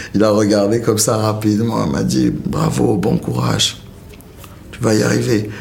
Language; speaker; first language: French; non-native, local second language; Arabic